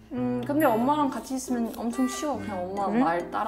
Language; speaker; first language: Korean; non-native, learner; English